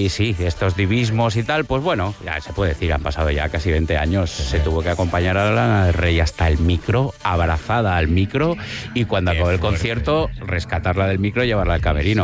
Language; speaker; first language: Spanish; native; Spanish